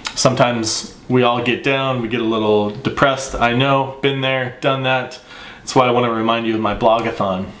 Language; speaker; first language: English; native; English